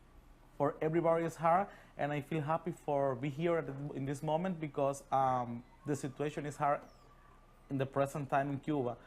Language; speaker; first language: English; non-native, learner; Spanish